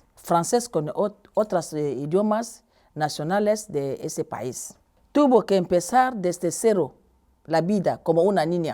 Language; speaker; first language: Spanish; non-native, learner; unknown